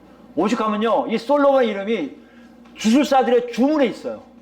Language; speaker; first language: Korean; native; Korean